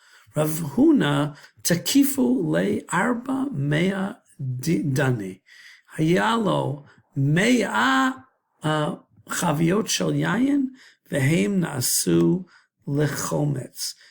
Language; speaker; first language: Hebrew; non-native, fluent; English